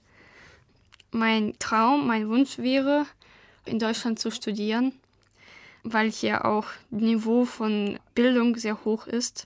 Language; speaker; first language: German; non-native, fluent; Russian